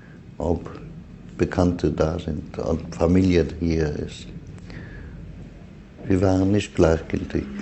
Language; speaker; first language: German; non-native, learner; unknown